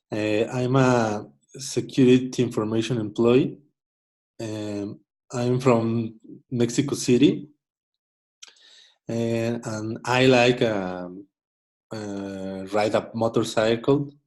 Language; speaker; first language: English; non-native, learner; Spanish